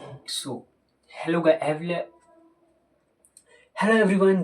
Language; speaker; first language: English; non-native, local second language; Hindi